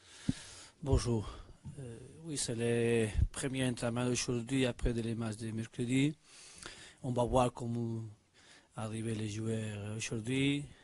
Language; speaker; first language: French; non-native, learner; Spanish